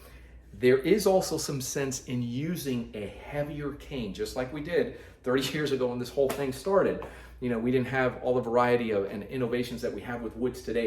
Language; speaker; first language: English; native; English